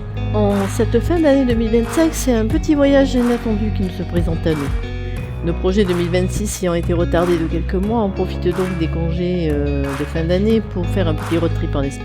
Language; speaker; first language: French; native; French